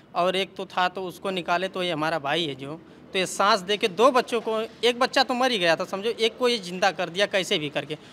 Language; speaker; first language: Hindi; native; Hindi